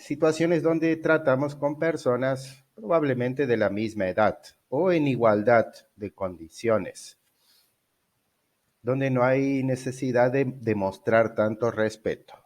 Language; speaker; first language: Spanish; non-native, fluent; Portuguese